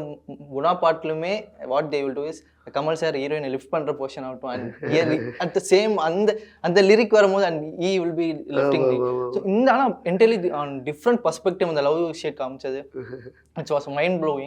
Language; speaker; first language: Tamil; native; Tamil